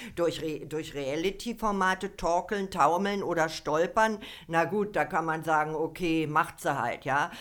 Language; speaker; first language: German; native; German